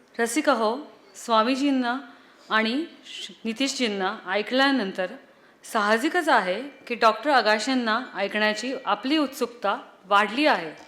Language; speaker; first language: Marathi; native; Marathi